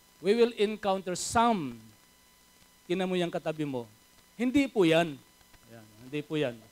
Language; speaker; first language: Filipino; native; Filipino